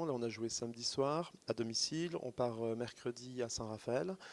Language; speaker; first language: French; native; French